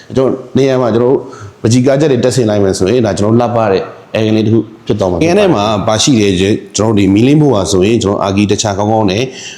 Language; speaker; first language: Burmese; native; Burmese